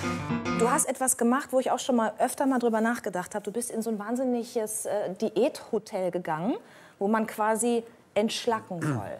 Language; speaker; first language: German; native; German